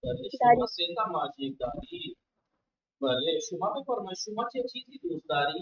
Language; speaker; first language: Persian; non-native, fluent; Urdu